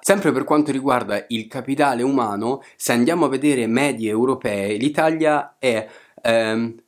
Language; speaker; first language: Italian; native; Italian